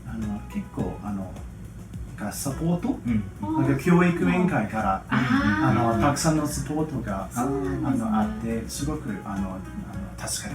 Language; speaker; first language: Japanese; non-native, fluent; English